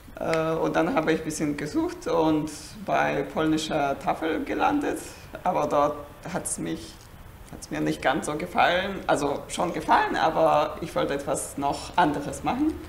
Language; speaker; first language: German; non-native, fluent; Polish